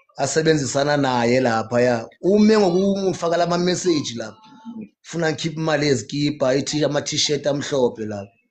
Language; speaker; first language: Zulu; non-native, local second language; Xhosa